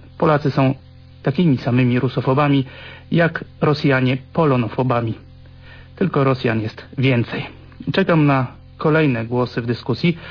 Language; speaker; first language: Polish; native; Polish